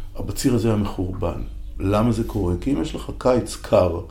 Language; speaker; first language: Hebrew; native; Hebrew